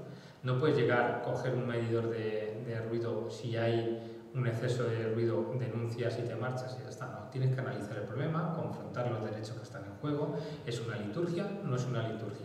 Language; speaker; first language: Spanish; native; Spanish